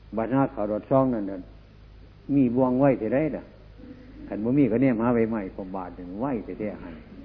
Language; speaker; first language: Thai; native; Thai